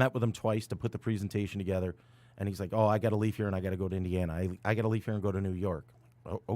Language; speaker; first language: English; native; English